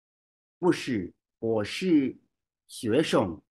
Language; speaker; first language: Chinese; non-native, learner; Swahili